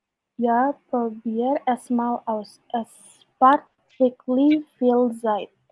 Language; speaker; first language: German; non-native, learner; Indonesian